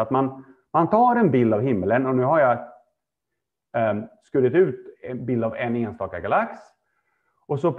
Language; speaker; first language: Swedish; native; Swedish